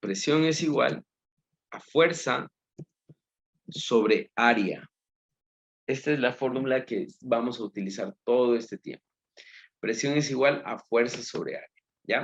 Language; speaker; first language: Spanish; native; Spanish